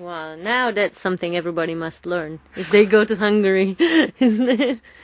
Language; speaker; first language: English; non-native, fluent; Hungarian